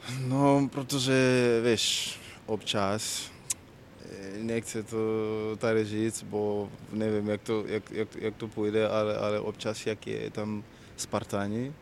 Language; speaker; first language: Czech; non-native, learner; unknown